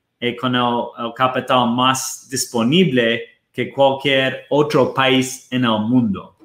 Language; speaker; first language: Spanish; non-native, fluent; Portuguese